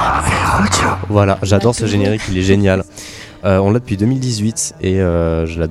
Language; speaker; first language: French; native; French